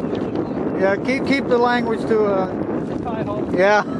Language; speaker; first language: English; native; English